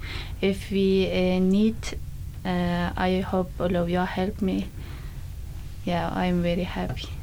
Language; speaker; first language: English; non-native, learner; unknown